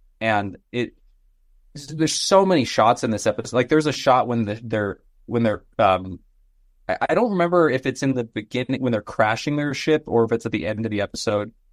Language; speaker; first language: English; native; English